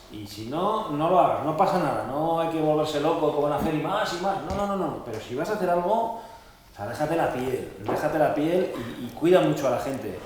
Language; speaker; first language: Spanish; native; Spanish